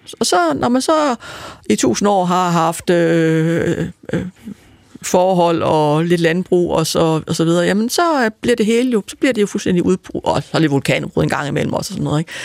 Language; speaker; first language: Danish; native; Danish